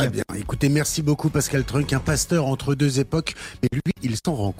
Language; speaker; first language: French; native; French